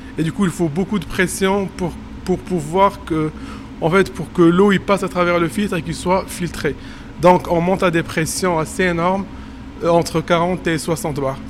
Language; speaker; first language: French; non-native, local second language; Arabic